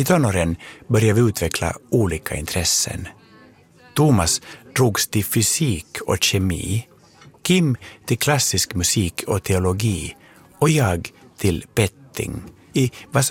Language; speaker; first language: Swedish; native; Swedish